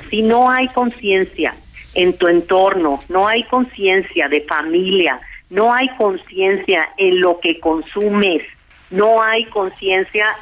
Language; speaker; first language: Spanish; native; Spanish